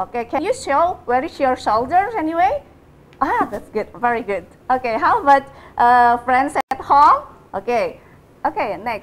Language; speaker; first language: English; non-native, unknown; Indonesian